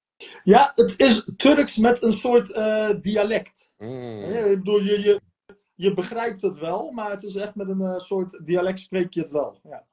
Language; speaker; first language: Dutch; early bilingual, other home language; Turkish